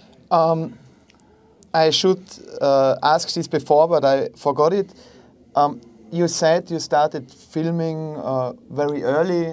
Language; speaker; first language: English; non-native, learner; German